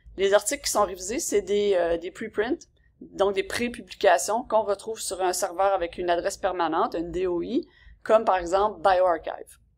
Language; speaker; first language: French; native; French